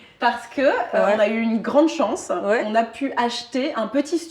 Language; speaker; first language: French; native; French